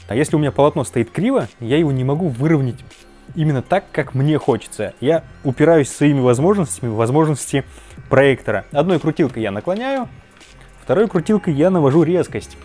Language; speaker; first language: Russian; native; Russian